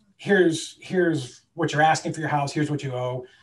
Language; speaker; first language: English; native; English